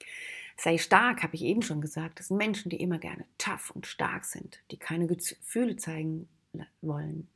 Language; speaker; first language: German; native; German